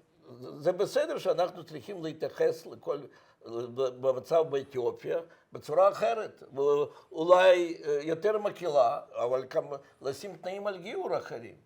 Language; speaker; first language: Hebrew; non-native, fluent; Russian